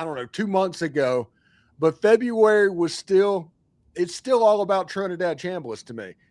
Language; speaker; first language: English; native; English